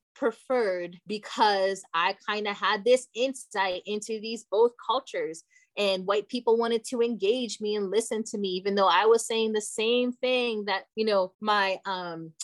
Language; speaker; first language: English; early bilingual, other home language; Portuguese